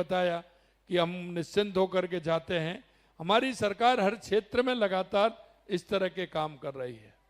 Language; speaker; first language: Hindi; native; Hindi